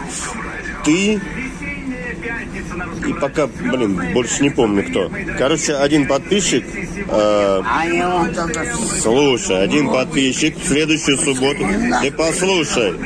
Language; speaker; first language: Russian; native; Russian